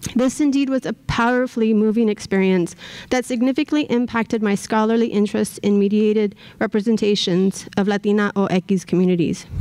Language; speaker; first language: English; native; English